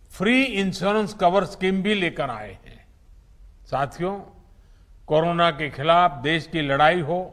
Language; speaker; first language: Hindi; native; Hindi